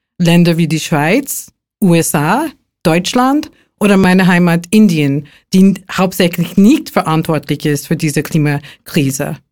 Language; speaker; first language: German; non-native, fluent; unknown